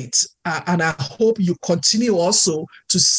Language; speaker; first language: English; non-native, local second language; Yoruba